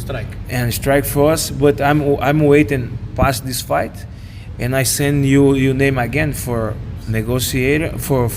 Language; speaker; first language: English; non-native, learner; Portuguese